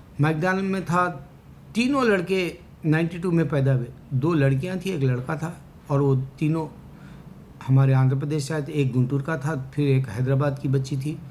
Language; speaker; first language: Urdu; native; Urdu